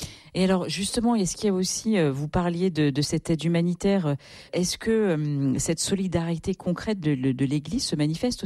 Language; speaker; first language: French; native; French